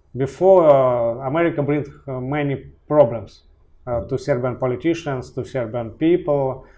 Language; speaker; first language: English; non-native, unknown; Russian